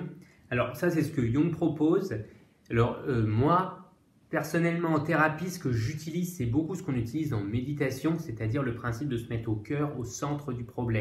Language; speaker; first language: French; native; French